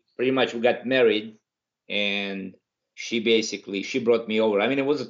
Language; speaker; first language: English; non-native, fluent; Ukrainian